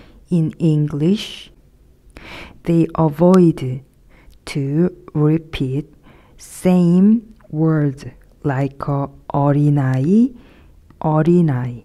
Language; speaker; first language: English; non-native, fluent; Korean